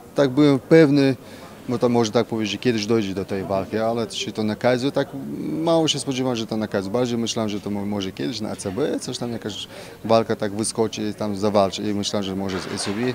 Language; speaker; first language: Polish; non-native, fluent; Russian